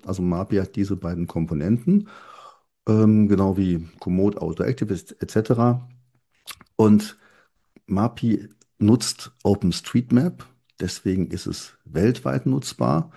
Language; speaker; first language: German; native; German